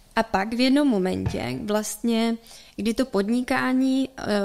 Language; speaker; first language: Czech; native; Czech